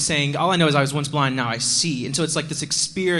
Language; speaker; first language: English; native; English